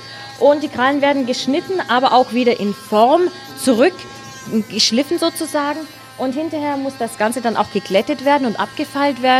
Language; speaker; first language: German; native; German